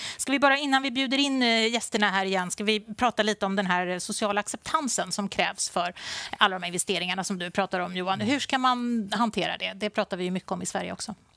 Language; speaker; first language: Swedish; native; Swedish